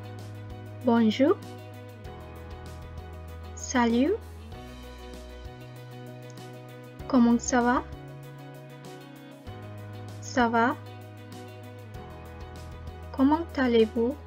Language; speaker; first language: French; non-native, fluent; Sinhala